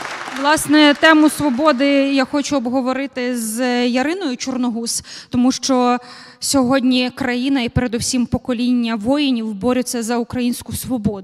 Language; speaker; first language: Ukrainian; native; Ukrainian